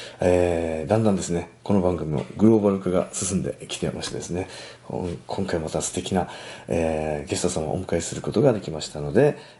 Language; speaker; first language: Japanese; native; Japanese